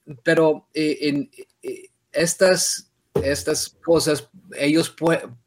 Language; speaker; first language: Spanish; non-native, fluent; English